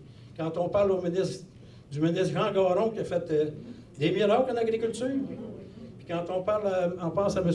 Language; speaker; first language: French; native; French